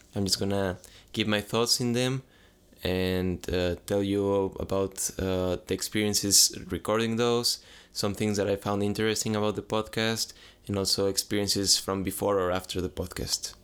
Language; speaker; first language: English; non-native, fluent; Spanish